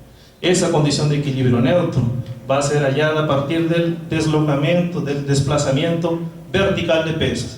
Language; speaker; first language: Spanish; non-native, fluent; Portuguese